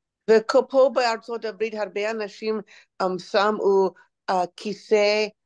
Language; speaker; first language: Hebrew; non-native, learner; English